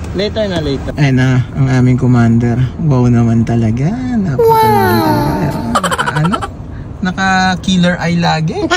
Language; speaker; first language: Filipino; native; Filipino